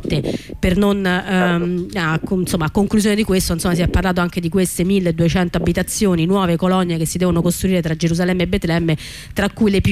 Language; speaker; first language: Italian; native; Italian